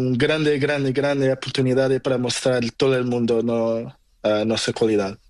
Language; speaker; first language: Spanish; non-native, learner; Portuguese